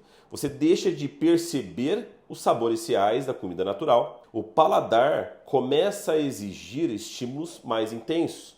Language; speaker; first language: Portuguese; native; Portuguese